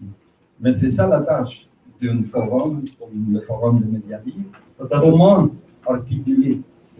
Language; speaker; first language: French; native; French